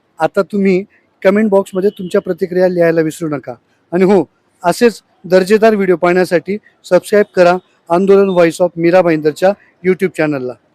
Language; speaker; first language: Marathi; non-native, local second language; Hindi